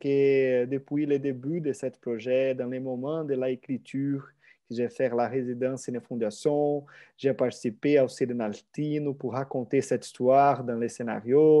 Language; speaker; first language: French; non-native, fluent; Portuguese